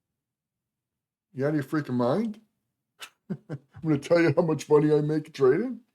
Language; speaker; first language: English; native; English